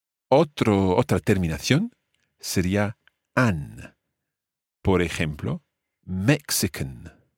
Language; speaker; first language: Spanish; non-native, fluent; English